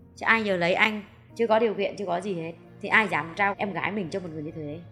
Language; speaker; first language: Vietnamese; native; Vietnamese